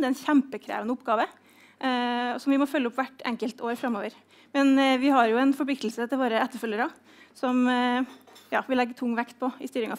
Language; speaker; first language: Norwegian; native; Norwegian